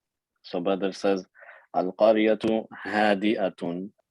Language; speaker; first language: Arabic; non-native, fluent; English